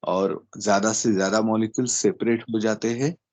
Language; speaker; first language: Hindi; non-native, local second language; Marathi